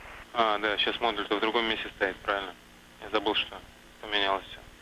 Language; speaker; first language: Russian; native; Russian